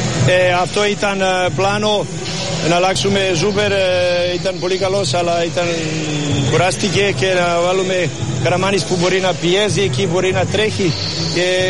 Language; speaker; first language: Greek; non-native, fluent; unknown